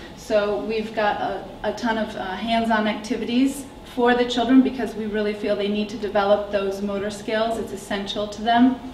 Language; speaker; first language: English; native; English